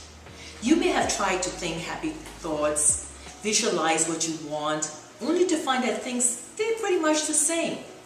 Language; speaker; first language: English; native; English